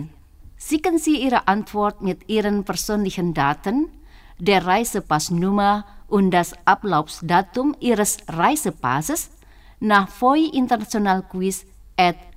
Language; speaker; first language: German; non-native, fluent; Indonesian